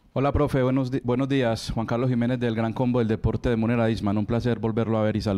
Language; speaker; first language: Spanish; native; Spanish